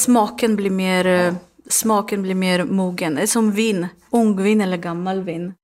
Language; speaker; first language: Swedish; non-native, learner; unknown